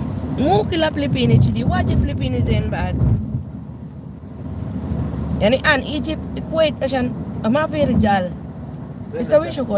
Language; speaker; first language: Arabic; non-native, learner; Hiligaynon